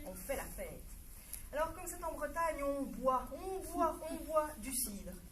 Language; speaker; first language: French; native; French